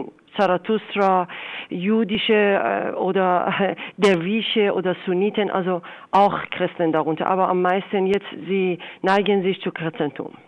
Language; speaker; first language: German; non-native, fluent; Persian